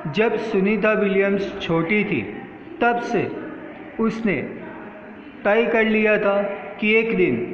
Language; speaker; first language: Hindi; non-native, local second language; Gujarati